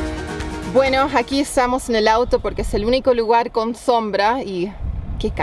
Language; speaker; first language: Spanish; native; Spanish